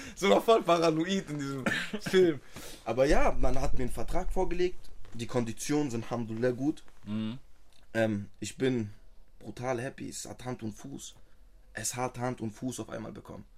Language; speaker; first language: German; native; German